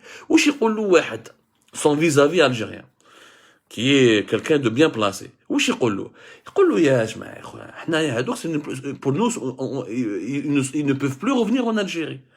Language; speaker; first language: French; non-native, local second language; Arabic